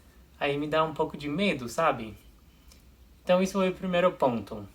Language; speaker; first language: Portuguese; non-native, fluent; English